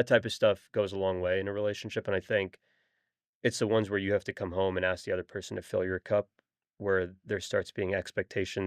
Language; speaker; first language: English; native; English